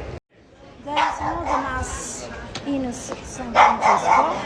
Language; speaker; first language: English; non-native, learner; Italian